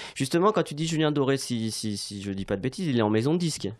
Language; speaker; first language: French; native; French